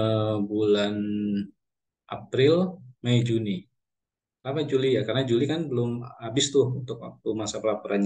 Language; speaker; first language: Indonesian; native; Indonesian